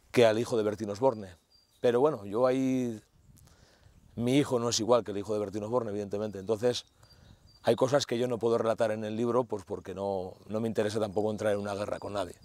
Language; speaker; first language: Spanish; native; Spanish